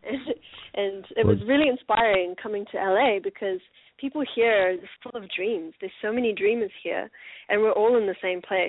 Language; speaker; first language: English; native; English